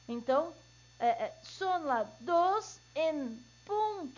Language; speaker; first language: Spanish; non-native, learner; Portuguese